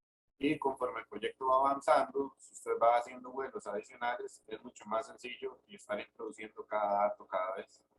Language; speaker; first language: Spanish; native; Spanish